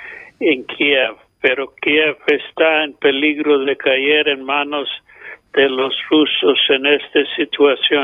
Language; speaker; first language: Spanish; non-native, fluent; English